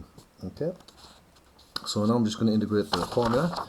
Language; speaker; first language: English; native; English